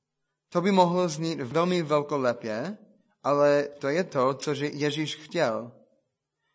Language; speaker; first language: Czech; non-native, fluent; English